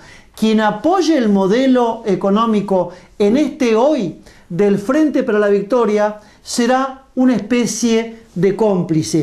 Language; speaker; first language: Spanish; native; Spanish